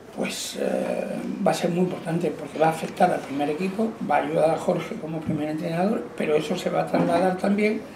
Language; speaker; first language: Spanish; non-native, local second language; Catalan